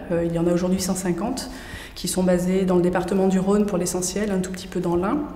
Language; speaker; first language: French; native; French